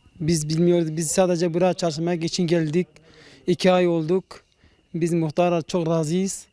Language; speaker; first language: Turkish; non-native, local second language; Kurdish